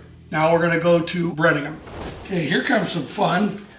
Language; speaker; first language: English; native; English